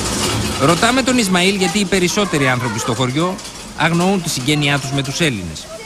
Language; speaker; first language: Greek; native; Greek